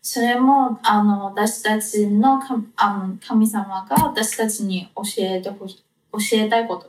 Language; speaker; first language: Japanese; non-native, fluent; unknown